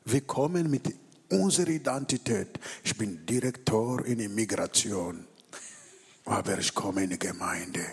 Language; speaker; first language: German; non-native, learner; French